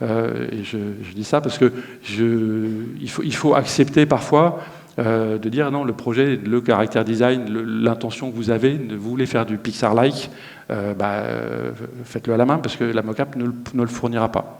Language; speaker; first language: French; native; French